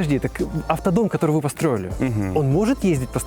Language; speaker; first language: Russian; native; Russian